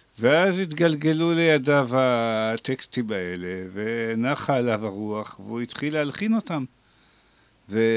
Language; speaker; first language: Hebrew; native; Hebrew